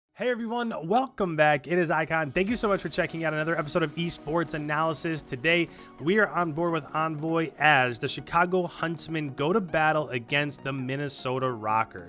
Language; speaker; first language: English; native; English